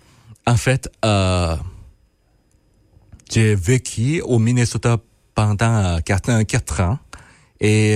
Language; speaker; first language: French; non-native, fluent; Korean